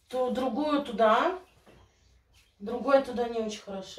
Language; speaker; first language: Russian; native; Russian